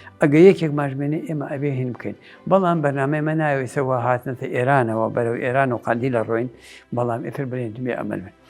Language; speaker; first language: Central Kurdish; native; Central Kurdish